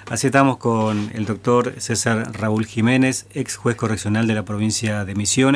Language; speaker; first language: Spanish; native; Spanish